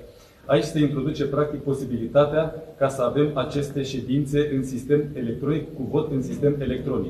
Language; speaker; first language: Romanian; native; Romanian